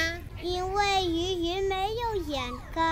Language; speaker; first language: Chinese; early bilingual, heritage; Chinese